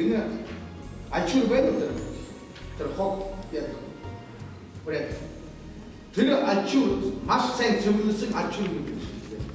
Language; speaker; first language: Mongolian; non-native, learner; Buriat